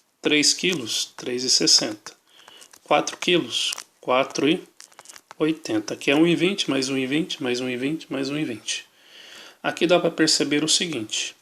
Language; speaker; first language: Portuguese; native; Portuguese